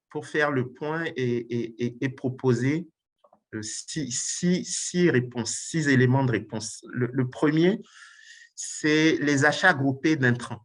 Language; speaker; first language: French; non-native, local second language; Ewe